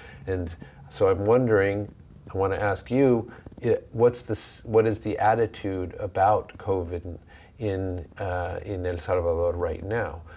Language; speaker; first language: English; native; English